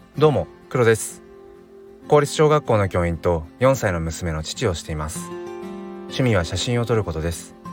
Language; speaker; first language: Japanese; native; Japanese